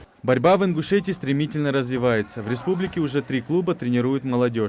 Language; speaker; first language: Russian; native; Russian